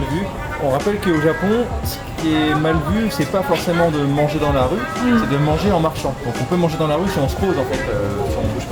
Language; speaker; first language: French; native; French